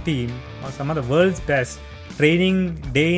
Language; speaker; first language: English; non-native, local second language; Tamil